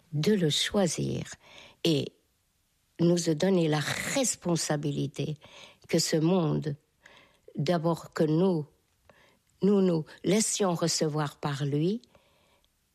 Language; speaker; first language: French; non-native, fluent; Hungarian